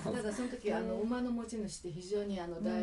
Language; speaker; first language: Japanese; native; Japanese